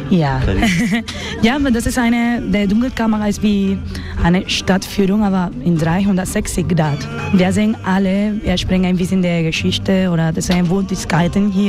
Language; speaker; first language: German; non-native, learner; Spanish